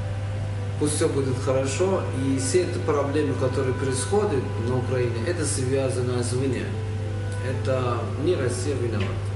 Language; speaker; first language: Russian; non-native, fluent; Persian